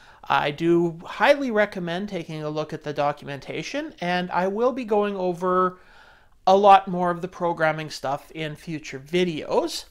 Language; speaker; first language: English; native; English